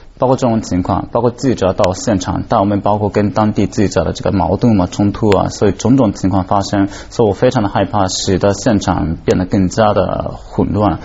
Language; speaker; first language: Chinese; non-native, fluent; Japanese